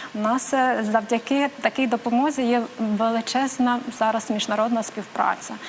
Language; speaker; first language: Ukrainian; native; Ukrainian